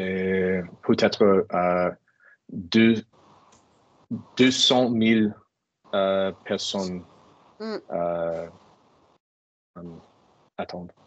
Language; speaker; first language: French; non-native, learner; English